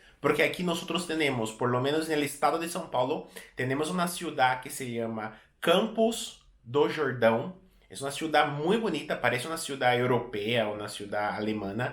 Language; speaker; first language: Spanish; non-native, fluent; Portuguese